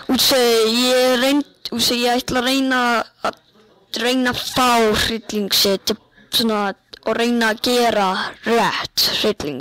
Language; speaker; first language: Icelandic; early bilingual, heritage; Icelandic